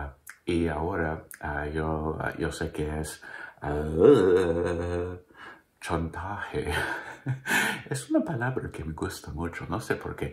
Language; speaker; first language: Spanish; non-native, learner; English